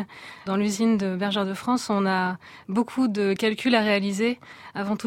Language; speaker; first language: French; native; French